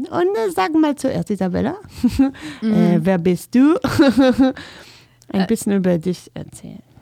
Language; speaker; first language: German; non-native, fluent; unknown